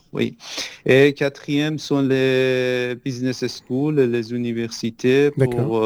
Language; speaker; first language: French; non-native, fluent; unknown